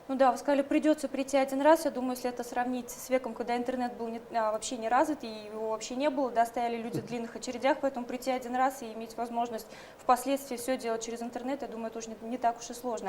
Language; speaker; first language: Russian; native; Russian